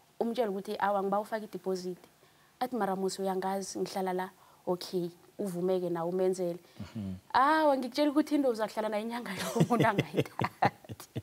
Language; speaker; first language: Zulu; non-native, local second language; South Ndebele